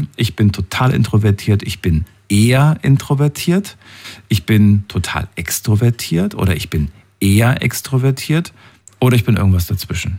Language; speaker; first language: German; native; German